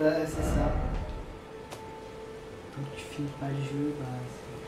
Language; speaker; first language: French; native; French